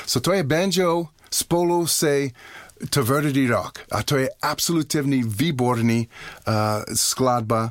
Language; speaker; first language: Czech; non-native, learner; English